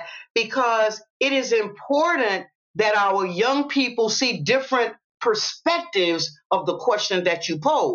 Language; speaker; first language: English; native; English